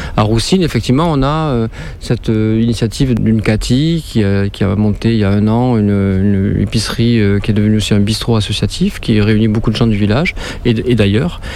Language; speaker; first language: French; native; French